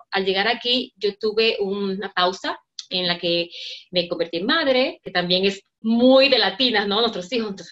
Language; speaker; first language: Spanish; native; Spanish